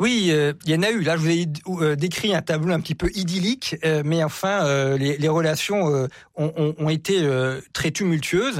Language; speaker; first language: French; native; French